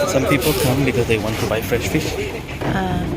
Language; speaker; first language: English; non-native, learner; Spanish